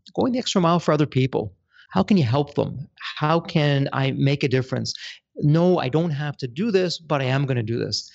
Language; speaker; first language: English; native; English